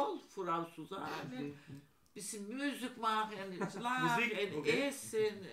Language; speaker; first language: German; non-native, learner; Turkish